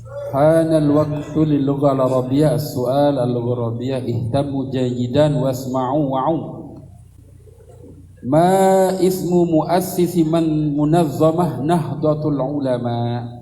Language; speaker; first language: Arabic; non-native, fluent; Indonesian